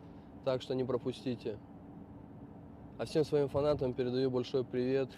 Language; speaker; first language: Russian; native; Russian